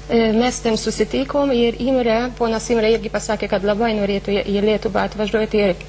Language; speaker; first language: Lithuanian; non-native, fluent; Hungarian